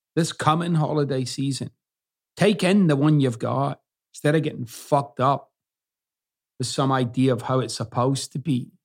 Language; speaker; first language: English; native; English